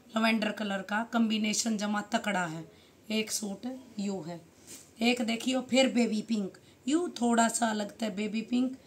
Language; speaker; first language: Hindi; native; Hindi